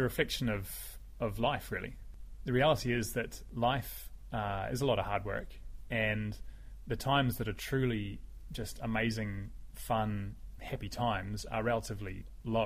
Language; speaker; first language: English; native; English